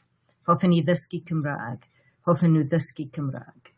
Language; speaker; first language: Welsh; non-native, learner; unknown